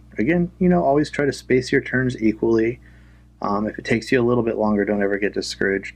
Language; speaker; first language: English; native; English